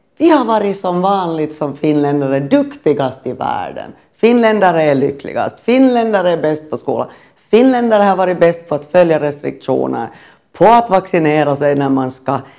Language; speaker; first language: Swedish; native; Swedish